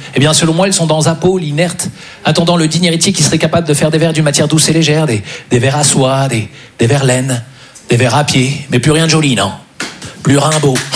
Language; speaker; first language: French; native; French